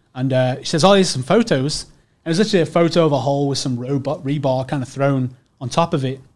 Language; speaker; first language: English; native; English